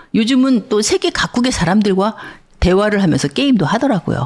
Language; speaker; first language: Korean; native; Korean